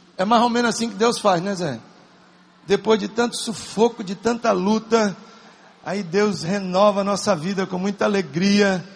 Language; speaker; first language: Portuguese; native; Portuguese